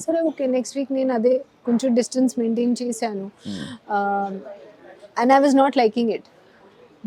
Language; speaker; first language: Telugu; non-native, learner; Hindi